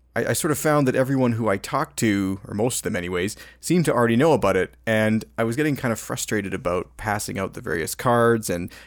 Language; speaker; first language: English; native; English